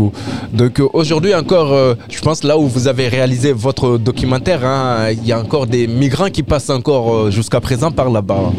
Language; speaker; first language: French; native; French